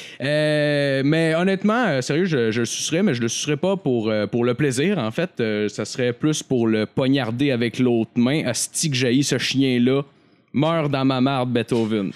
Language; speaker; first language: French; native; French